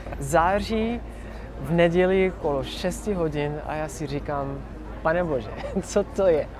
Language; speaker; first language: Czech; non-native, fluent; Arabic